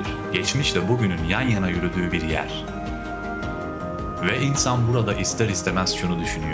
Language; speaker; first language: Turkish; native; Turkish